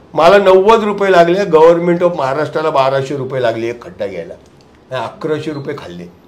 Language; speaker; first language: Marathi; non-native, local second language; Gujarati